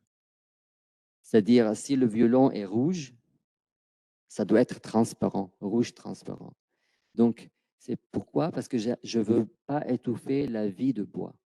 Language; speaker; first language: French; non-native, fluent; Arabic